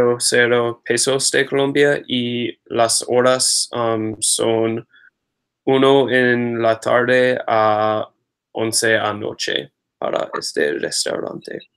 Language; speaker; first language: Spanish; non-native, learner; English